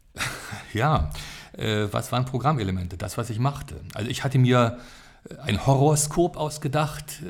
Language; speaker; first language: German; native; German